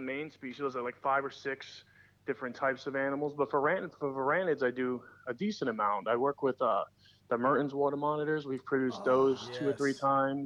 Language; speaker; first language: English; native; English